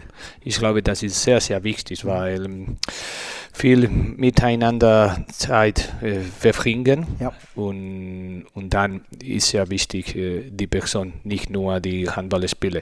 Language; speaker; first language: German; non-native, learner; Spanish